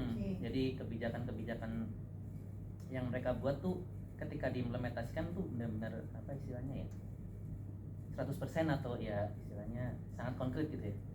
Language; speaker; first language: Indonesian; native; Indonesian